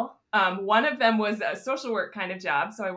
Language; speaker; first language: English; native; English